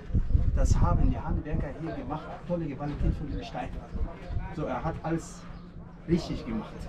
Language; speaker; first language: German; non-native, fluent; Arabic